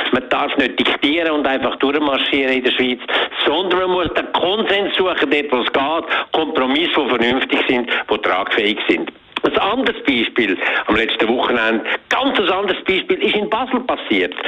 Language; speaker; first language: German; native; German